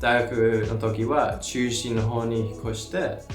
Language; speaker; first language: Japanese; non-native, learner; English